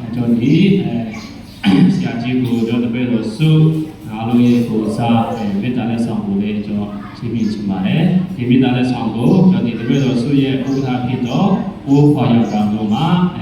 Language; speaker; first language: Burmese; non-native, local second language; Kachin